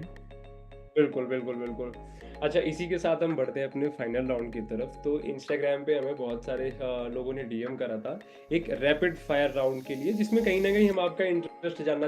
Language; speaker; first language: Hindi; native; Hindi